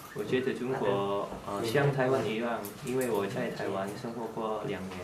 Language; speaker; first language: Chinese; non-native, learner; Indonesian